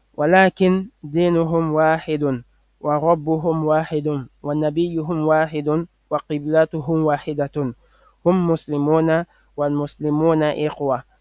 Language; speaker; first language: Arabic; non-native, fluent; French